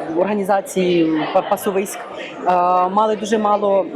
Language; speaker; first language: Ukrainian; native; Ukrainian